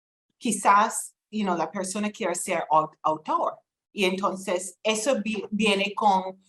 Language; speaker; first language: Spanish; non-native, fluent; English